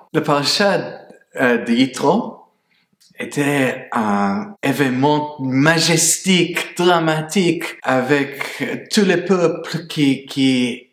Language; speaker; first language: French; non-native, fluent; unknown